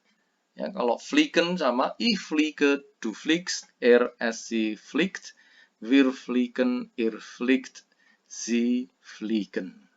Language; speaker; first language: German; non-native, fluent; Indonesian